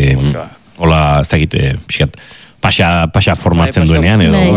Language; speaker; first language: Basque; native; Basque